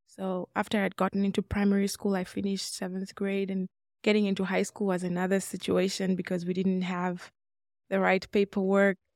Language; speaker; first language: English; non-native, local second language; Swahili